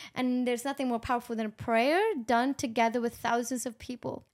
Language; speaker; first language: English; non-native, local second language; Urdu